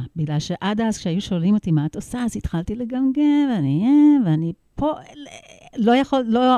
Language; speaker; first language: Hebrew; non-native, fluent; English